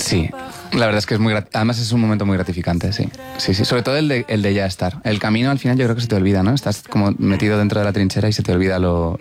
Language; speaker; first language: Spanish; native; Spanish